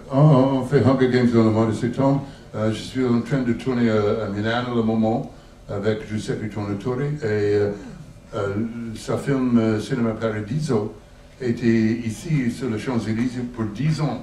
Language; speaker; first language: French; non-native, learner; English